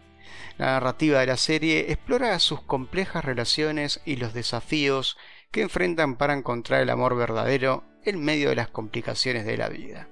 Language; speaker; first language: Spanish; native; Spanish